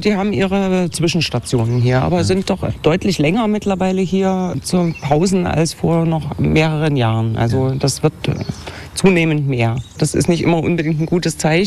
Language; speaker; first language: German; native; German